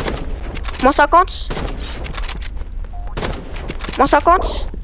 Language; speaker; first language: French; native; French